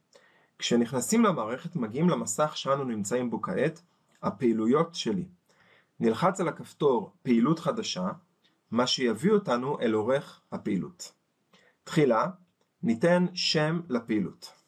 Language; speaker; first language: Hebrew; native; Hebrew